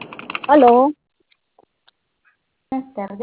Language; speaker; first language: Spanish; native; Spanish